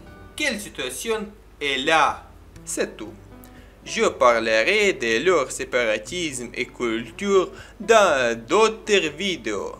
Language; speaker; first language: French; non-native, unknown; Ukrainian